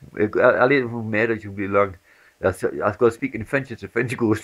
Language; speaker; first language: English; native; English